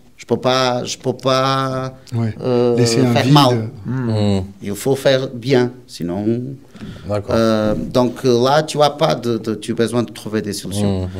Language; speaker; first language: French; non-native, learner; Portuguese